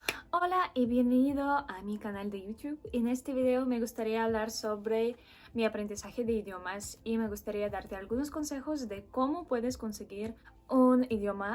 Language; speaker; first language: Spanish; non-native, fluent; Russian